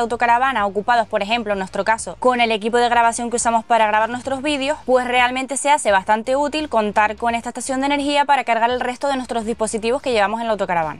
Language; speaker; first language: Spanish; native; Spanish